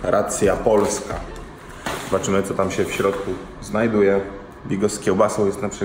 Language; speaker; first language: Polish; native; Polish